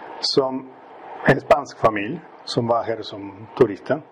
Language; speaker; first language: Swedish; non-native, fluent; Spanish